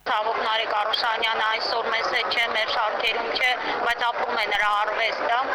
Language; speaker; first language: Armenian; early bilingual, heritage; Armenian